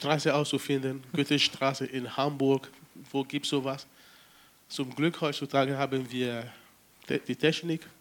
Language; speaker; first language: German; non-native, fluent; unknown